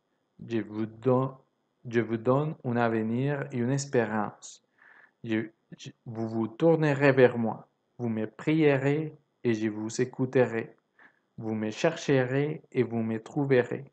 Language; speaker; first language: French; non-native, fluent; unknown